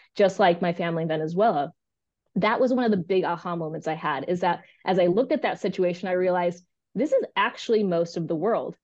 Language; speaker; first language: English; early bilingual, other home language; Spanish